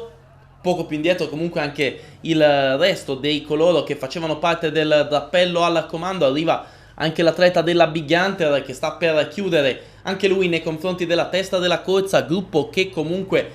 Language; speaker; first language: Italian; native; Italian